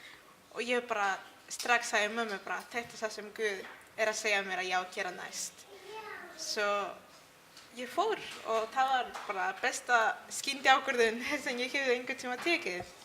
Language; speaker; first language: Icelandic; early bilingual, other home language; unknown